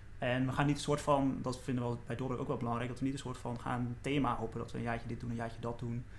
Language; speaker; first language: Dutch; native; Dutch